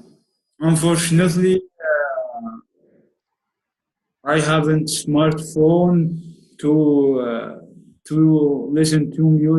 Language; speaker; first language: English; non-native, learner; Arabic